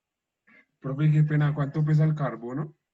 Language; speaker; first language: Spanish; native; Spanish